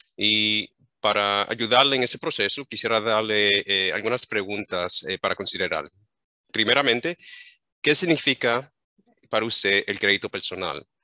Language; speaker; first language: Spanish; early bilingual, heritage; English